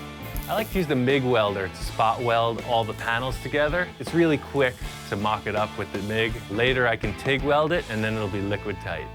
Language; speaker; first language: English; native; English